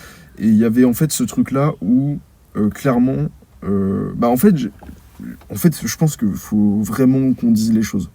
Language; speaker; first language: French; native; French